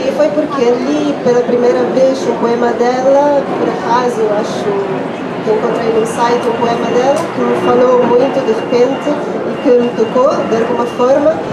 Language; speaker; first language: Portuguese; non-native, fluent; Italian